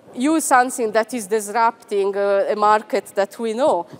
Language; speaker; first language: English; non-native, fluent; Italian